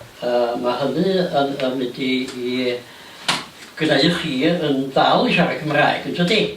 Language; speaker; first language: Welsh; native; Welsh